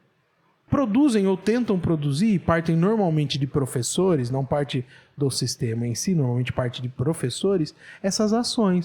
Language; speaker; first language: Portuguese; native; Portuguese